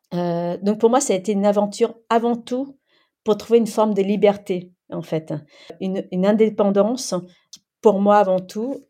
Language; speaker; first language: French; early bilingual, other home language; Khmer